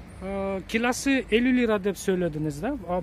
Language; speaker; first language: Turkish; non-native, learner; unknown